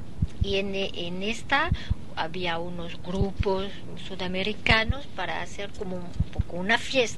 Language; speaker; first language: Spanish; non-native, fluent; French